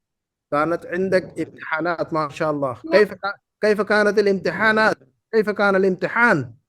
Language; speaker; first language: Arabic; non-native, fluent; Urdu